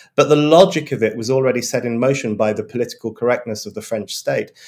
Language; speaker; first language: English; native; English